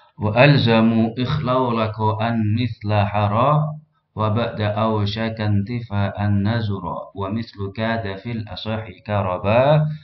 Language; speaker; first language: Arabic; non-native, fluent; Indonesian